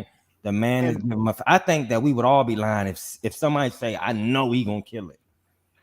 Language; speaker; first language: English; native; English